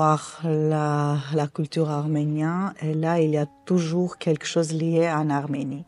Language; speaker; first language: French; non-native, fluent; Armenian